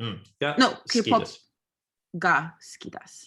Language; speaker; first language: Japanese; non-native, learner; English